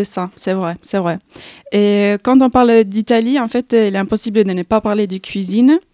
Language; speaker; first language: French; non-native, fluent; Italian